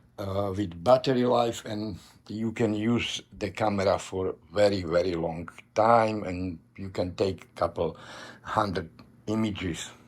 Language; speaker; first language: English; non-native, learner; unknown